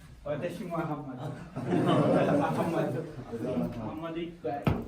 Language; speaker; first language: Japanese; non-native, fluent; Bangla